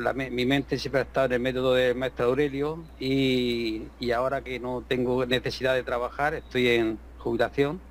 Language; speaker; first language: Spanish; native; Spanish